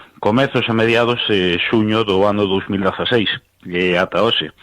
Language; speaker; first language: Galician; native; Galician